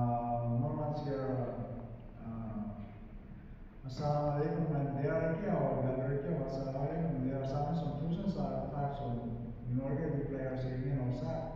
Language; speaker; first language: Norwegian; non-native, learner; Urdu